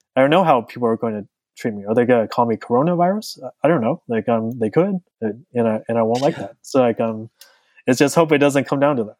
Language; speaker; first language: English; native; English